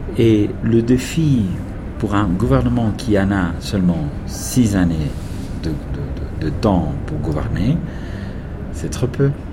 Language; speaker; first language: French; non-native, fluent; Spanish